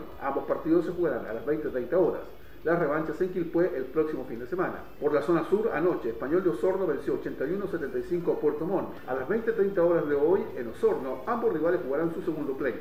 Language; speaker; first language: Spanish; native; Spanish